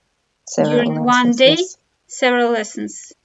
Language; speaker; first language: English; non-native, fluent; Russian